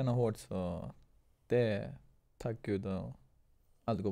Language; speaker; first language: Swedish; non-native, fluent; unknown